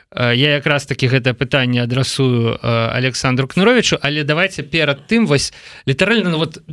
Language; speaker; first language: Belarusian; native; Belarusian